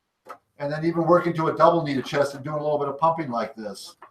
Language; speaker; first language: English; native; English